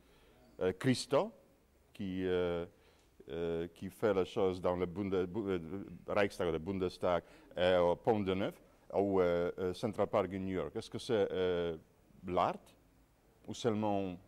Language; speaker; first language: French; non-native, fluent; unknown